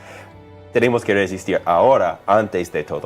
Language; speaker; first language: Spanish; non-native, fluent; English